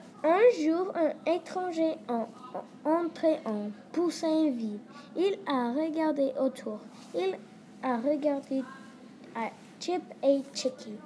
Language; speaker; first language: French; non-native, learner; English